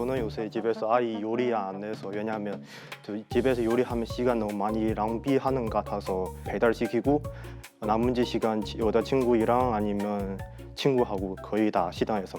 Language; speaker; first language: Korean; non-native, fluent; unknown